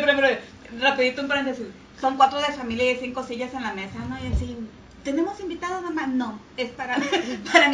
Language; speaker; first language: Spanish; native; Spanish